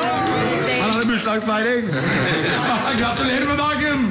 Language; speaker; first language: Norwegian; native; Norwegian